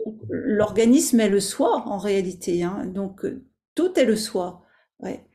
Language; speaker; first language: French; native; French